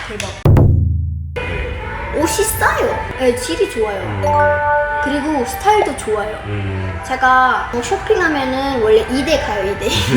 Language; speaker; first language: Korean; non-native, fluent; Indonesian